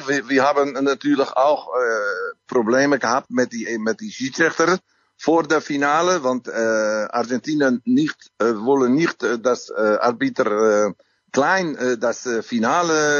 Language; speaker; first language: German; non-native, learner; Dutch